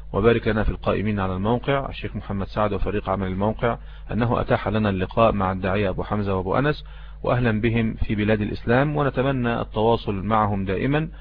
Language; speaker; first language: Arabic; native; Arabic